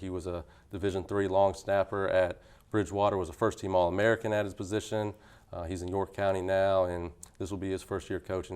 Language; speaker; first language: English; native; English